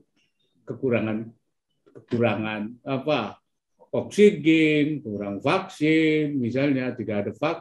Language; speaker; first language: Indonesian; native; Indonesian